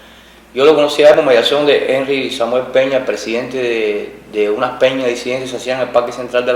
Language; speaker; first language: Spanish; native; Spanish